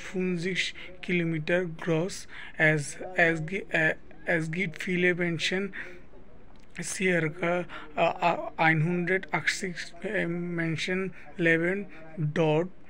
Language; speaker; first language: German; non-native, learner; Bangla